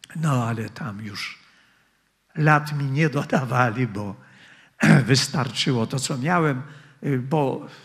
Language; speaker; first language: Polish; native; Polish